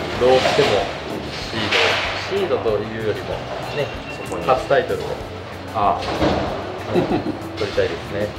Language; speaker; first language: Japanese; native; Japanese